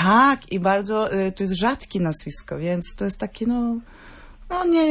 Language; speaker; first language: Polish; non-native, fluent; Norwegian